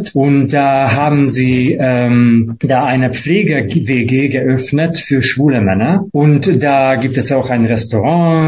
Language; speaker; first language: German; non-native, fluent; Hungarian